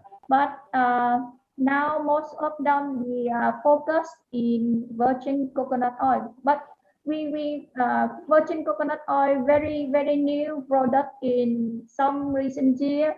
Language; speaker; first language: English; non-native, learner; Vietnamese